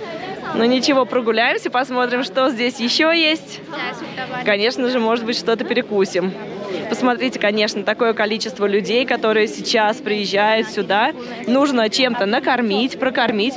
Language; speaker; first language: Russian; native; Russian